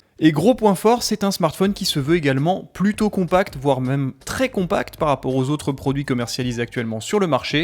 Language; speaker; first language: French; native; French